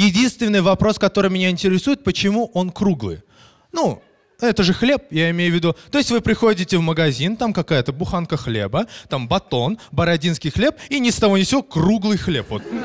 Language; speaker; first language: Russian; native; Russian